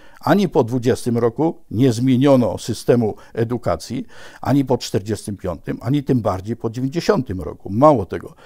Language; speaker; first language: Polish; native; Polish